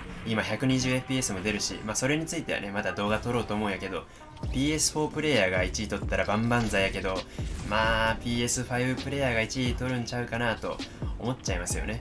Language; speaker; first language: Japanese; native; Japanese